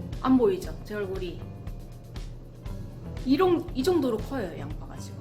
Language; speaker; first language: Korean; native; Korean